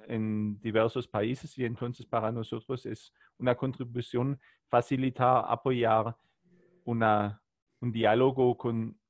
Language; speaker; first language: Spanish; non-native, learner; German